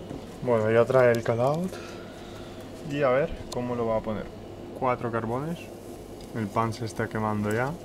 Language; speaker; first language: Spanish; native; Spanish